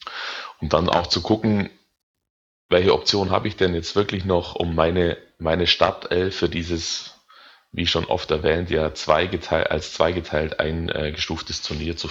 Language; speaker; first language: German; native; German